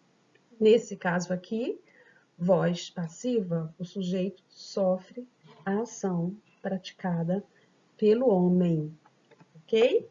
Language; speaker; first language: Portuguese; native; Portuguese